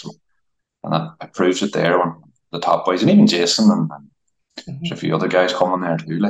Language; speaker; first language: English; native; English